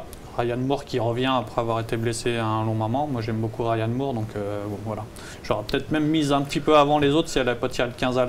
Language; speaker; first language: French; native; French